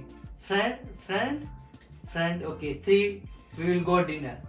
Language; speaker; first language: English; non-native, local second language; Tamil